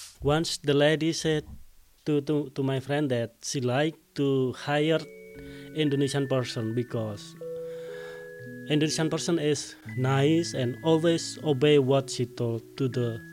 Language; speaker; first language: English; non-native, learner; Indonesian